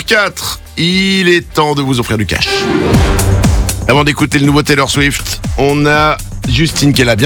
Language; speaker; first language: French; native; French